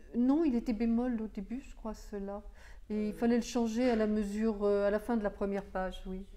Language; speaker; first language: French; native; French